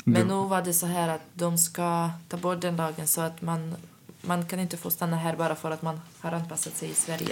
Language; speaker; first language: Swedish; non-native, fluent; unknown